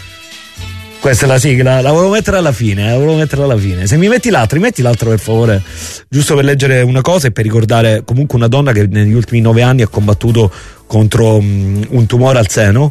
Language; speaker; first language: Italian; native; Italian